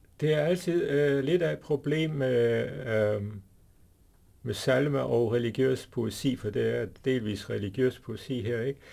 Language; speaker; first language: Danish; non-native, fluent; English